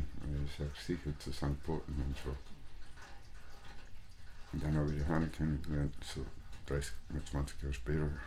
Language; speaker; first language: German; non-native, fluent; English